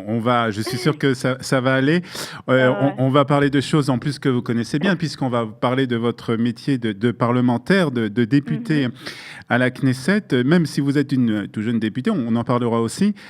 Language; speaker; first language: French; native; French